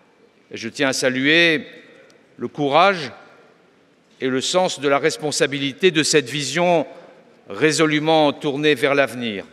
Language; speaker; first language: French; native; French